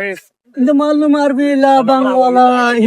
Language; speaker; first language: Arabic; non-native, learner; Bangla